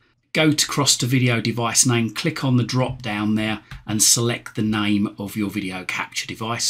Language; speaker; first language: English; native; English